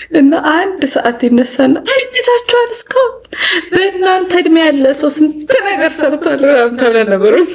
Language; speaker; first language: Amharic; native; Amharic